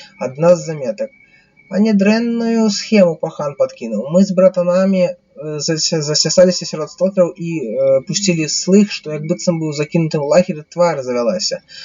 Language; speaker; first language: Belarusian; non-native, local second language; Russian